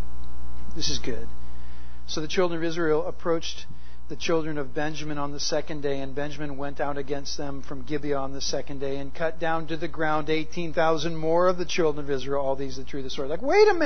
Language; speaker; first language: English; native; English